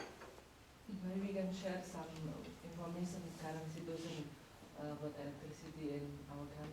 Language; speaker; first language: English; non-native, learner; Indonesian